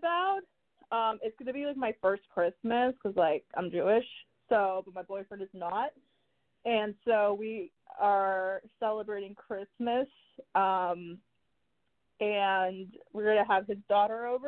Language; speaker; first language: English; early bilingual, other home language; Spanish